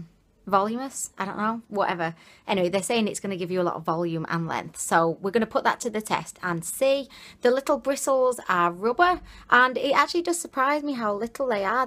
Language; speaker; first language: English; native; English